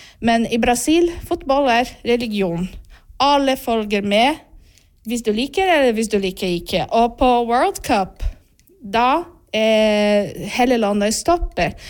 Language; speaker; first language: Norwegian; non-native, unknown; Portuguese